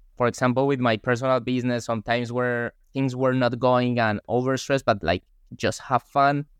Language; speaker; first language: English; non-native, fluent; Spanish